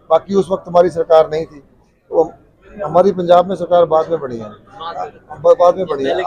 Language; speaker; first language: Hindi; non-native, local second language; Punjabi